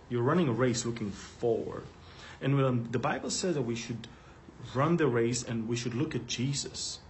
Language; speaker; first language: English; non-native, fluent; Hebrew